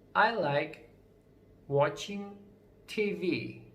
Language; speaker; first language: English; non-native, fluent; Armenian